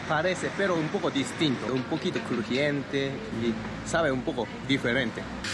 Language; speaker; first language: Spanish; non-native, fluent; Japanese